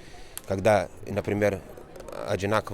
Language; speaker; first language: Russian; non-native, fluent; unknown